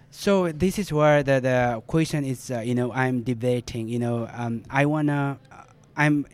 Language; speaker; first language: English; non-native, local second language; Nepali